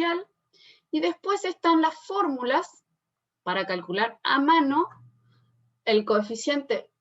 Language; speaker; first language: Spanish; native; Spanish